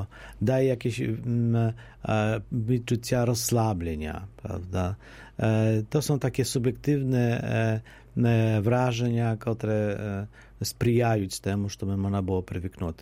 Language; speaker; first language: Polish; non-native, local second language; Ukrainian